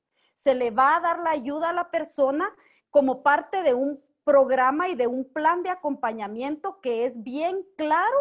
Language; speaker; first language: Spanish; native; Spanish